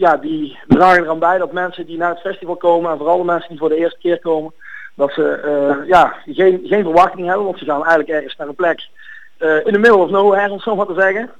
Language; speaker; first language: Dutch; native; Dutch